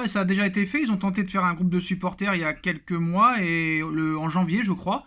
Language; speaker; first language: French; native; French